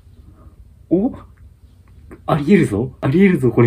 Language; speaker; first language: Japanese; native; Japanese